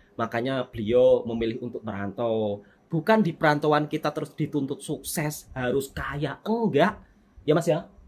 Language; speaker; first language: Indonesian; native; Indonesian